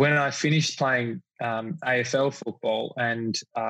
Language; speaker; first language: English; native; English